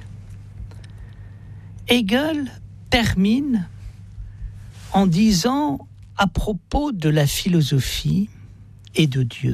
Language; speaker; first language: French; native; French